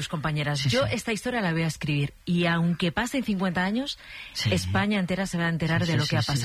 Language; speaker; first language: Spanish; native; Spanish